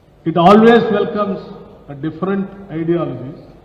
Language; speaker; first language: English; non-native, local second language; Telugu